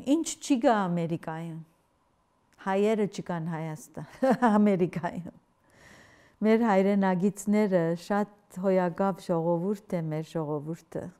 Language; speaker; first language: Armenian; early bilingual, heritage; Armenian